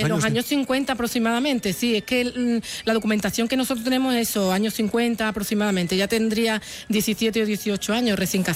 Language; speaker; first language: Spanish; native; Spanish